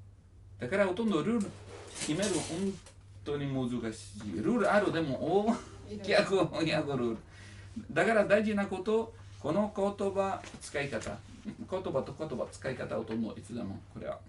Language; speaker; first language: Japanese; non-native, learner; Italian